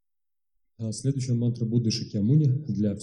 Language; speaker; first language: Russian; native; Russian